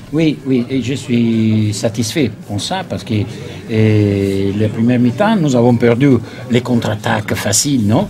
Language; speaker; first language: French; non-native, learner; Italian